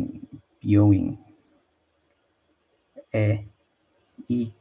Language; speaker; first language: Japanese; non-native, learner; English